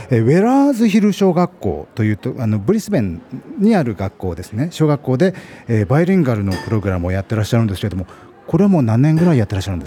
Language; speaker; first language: Japanese; native; Japanese